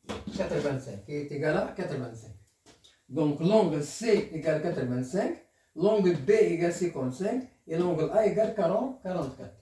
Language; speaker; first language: French; non-native, local second language; Arabic